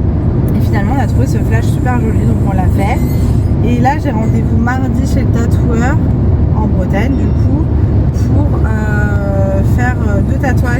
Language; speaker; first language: French; native; French